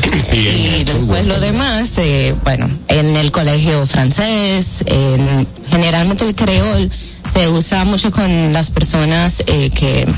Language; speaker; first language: Spanish; early bilingual, heritage; Spanish